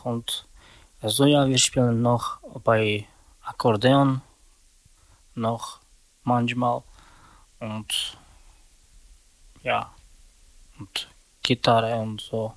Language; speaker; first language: German; non-native, learner; Slovak